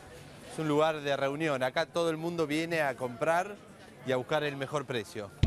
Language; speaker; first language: Spanish; native; Spanish